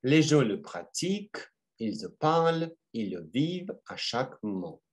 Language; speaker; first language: French; non-native, fluent; Russian